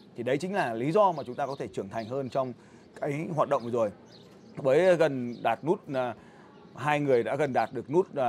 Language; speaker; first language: Vietnamese; native; Vietnamese